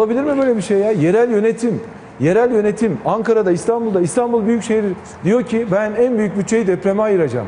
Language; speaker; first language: Turkish; native; Turkish